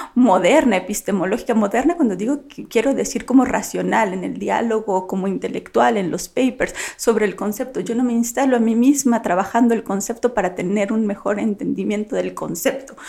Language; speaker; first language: Spanish; native; Spanish